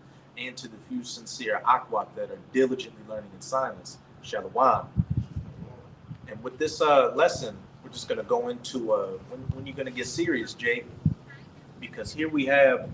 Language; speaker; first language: English; native; English